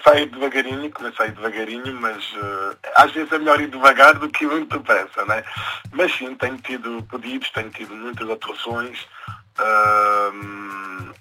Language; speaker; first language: Portuguese; native; Portuguese